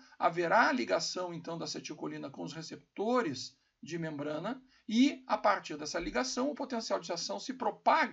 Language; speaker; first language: Portuguese; native; Portuguese